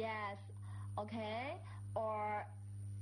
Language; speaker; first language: English; non-native, fluent; Chinese